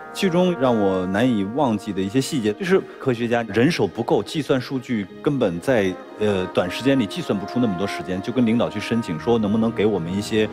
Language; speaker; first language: Chinese; native; Chinese